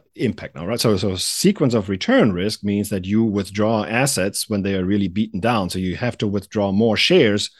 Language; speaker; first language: English; non-native, fluent; German